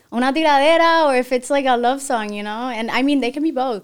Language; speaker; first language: English; early bilingual, other home language; Spanish